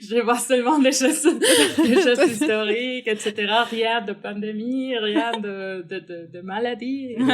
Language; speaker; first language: French; non-native, fluent; Spanish